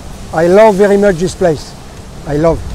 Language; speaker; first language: English; non-native, learner; French